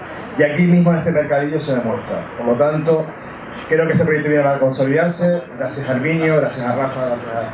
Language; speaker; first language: Spanish; native; Spanish